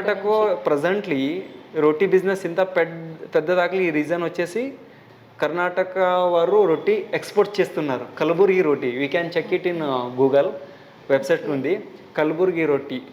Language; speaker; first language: Telugu; non-native, local second language; Hindi